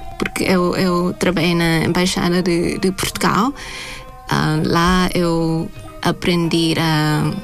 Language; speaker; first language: Portuguese; non-native, fluent; Thai